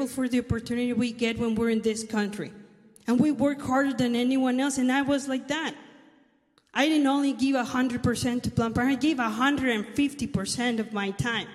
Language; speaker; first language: English; non-native, fluent; Spanish